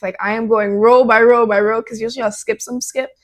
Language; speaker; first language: English; native; English